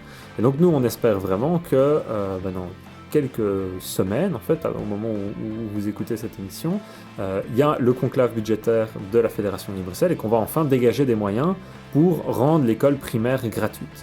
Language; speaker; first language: French; native; French